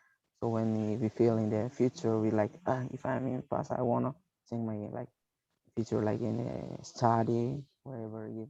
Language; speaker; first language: English; non-native, learner; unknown